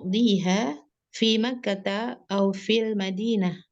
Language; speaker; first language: Arabic; non-native, learner; Indonesian